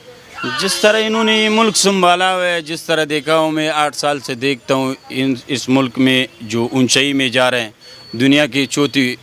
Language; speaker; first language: Hindi; non-native, fluent; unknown